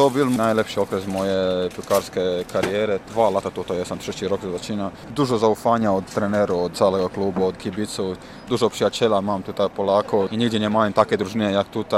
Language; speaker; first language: Polish; non-native, fluent; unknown